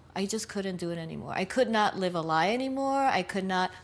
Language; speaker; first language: English; native; English